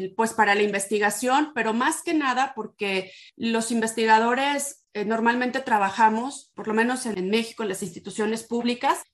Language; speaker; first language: Spanish; native; Spanish